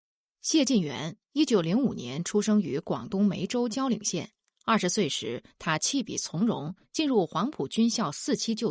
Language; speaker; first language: Chinese; native; Chinese